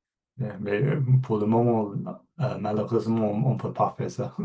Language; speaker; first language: French; non-native, fluent; English